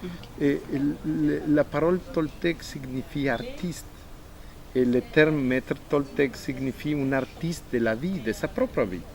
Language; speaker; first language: French; non-native, fluent; Spanish